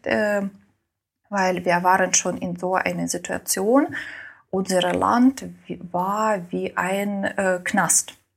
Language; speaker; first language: German; non-native, learner; Ukrainian